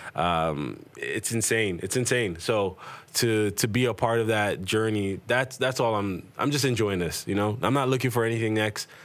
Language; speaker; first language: English; native; English